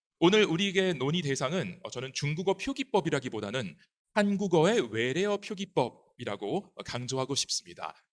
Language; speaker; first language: Korean; non-native, fluent; Chinese